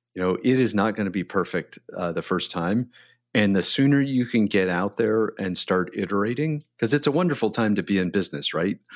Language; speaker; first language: English; native; English